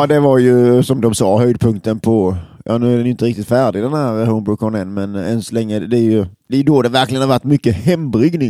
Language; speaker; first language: Swedish; native; Swedish